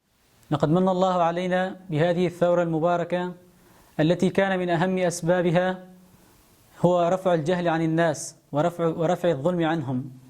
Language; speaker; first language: Arabic; native; Arabic